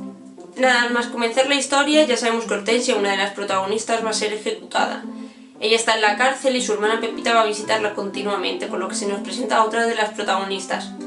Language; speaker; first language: Spanish; native; Spanish